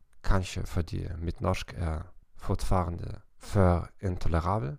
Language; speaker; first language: Norwegian; non-native, learner; German